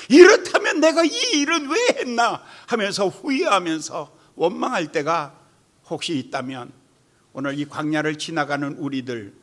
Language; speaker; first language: Korean; native; Korean